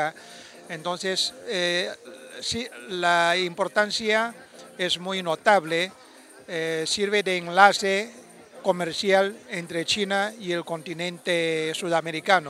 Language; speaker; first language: Spanish; non-native, fluent; Chinese